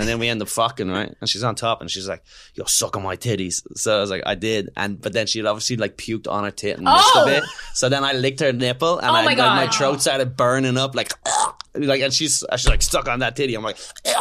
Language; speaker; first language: English; native; English